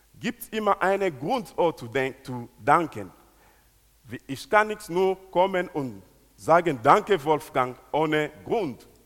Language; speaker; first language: German; non-native, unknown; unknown